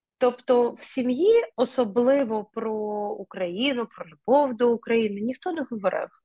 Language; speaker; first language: Ukrainian; non-native, local second language; Russian